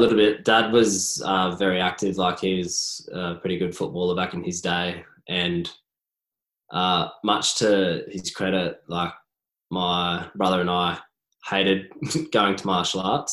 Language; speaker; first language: English; native; English